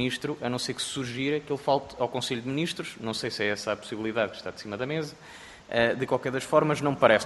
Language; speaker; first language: Portuguese; native; Portuguese